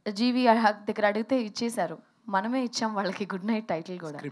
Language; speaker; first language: Telugu; early bilingual, heritage; Telugu